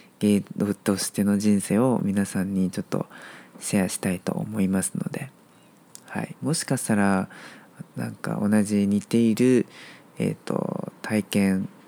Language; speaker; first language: Japanese; non-native, fluent; Chinese